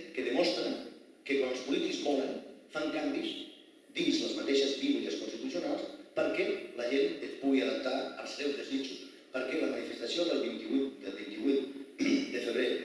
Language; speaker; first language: Catalan; non-native, local second language; Spanish